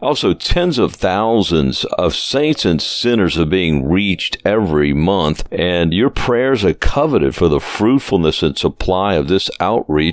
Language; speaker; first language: English; native; English